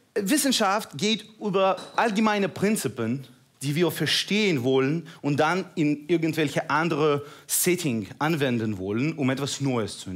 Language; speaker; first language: German; non-native, fluent; Russian